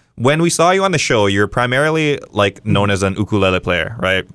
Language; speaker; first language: English; native; English